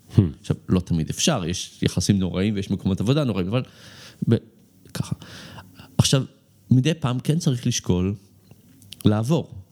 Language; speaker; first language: Hebrew; native; Hebrew